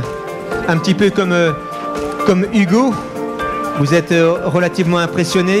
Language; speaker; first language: French; native; French